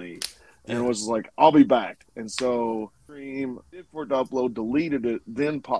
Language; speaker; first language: English; native; English